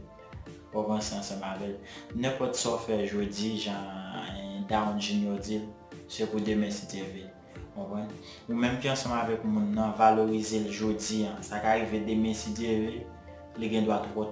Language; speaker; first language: French; non-native, learner; Haitian Creole